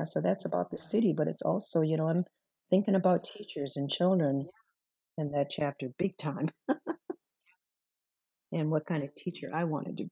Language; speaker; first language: English; native; English